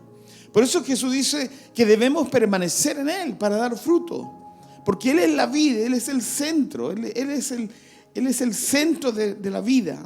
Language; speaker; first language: Spanish; native; Spanish